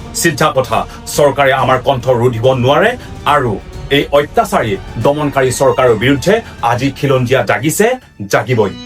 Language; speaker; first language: Assamese; non-native, local second language; Karbi